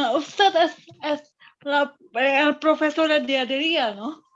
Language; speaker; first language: Spanish; non-native, learner; Indonesian